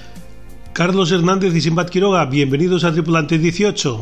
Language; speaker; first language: Spanish; native; Spanish